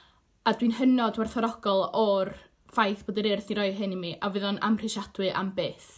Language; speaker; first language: Welsh; native; Welsh